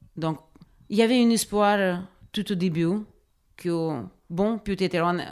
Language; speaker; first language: French; non-native, fluent; Ukrainian